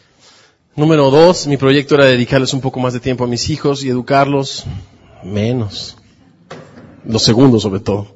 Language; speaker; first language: Spanish; native; Spanish